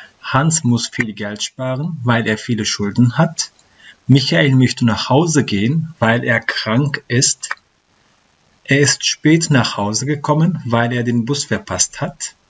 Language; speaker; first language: German; non-native, fluent; Turkish